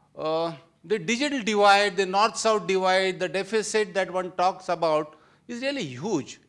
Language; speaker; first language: English; non-native, local second language; Marathi